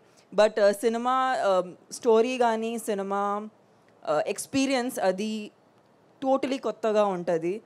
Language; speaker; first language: Telugu; non-native, fluent; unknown